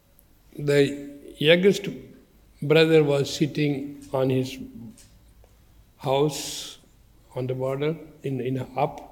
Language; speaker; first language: English; non-native, learner; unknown